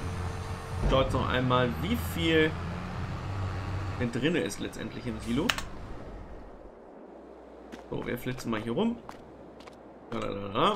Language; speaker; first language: German; native; German